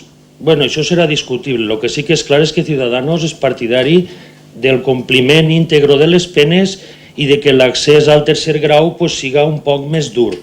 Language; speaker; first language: Catalan; native; Catalan